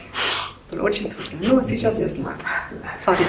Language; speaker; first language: Russian; non-native, learner; German